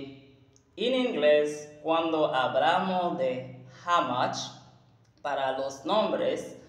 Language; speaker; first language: Spanish; non-native, learner; Haitian Creole